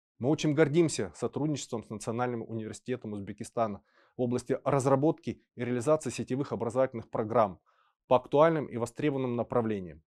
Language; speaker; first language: Russian; native; Russian